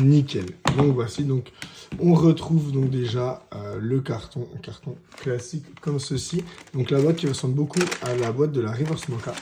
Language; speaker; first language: French; native; French